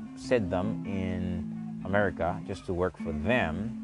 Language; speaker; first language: English; non-native, fluent; Haitian Creole